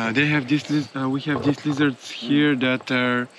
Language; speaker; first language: English; non-native, fluent; Bulgarian